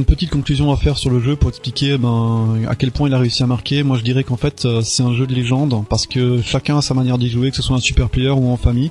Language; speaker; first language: French; native; French